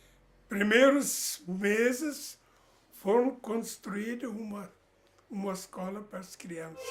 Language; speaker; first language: Portuguese; early bilingual, other home language; Low German